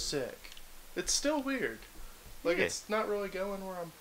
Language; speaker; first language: English; native; English